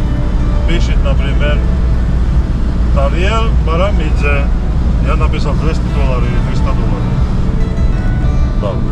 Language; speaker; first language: Russian; non-native, fluent; Georgian